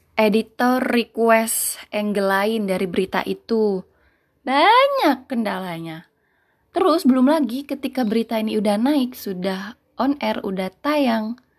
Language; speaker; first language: Indonesian; non-native, local second language; Sundanese